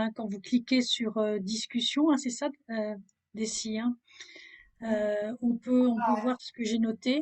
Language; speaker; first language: French; native; French